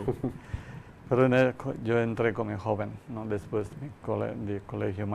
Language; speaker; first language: Spanish; non-native, learner; Malayalam